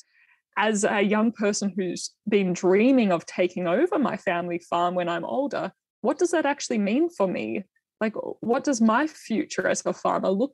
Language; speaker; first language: English; native; English